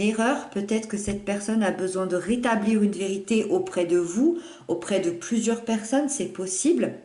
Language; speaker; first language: French; native; French